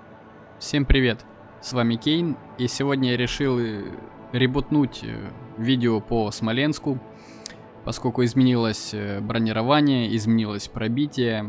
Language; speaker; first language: Russian; native; Russian